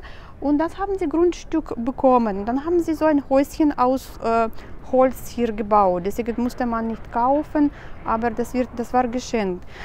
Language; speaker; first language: German; non-native, fluent; Russian